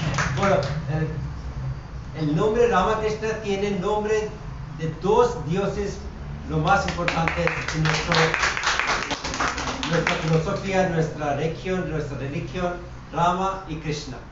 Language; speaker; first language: Spanish; non-native, fluent; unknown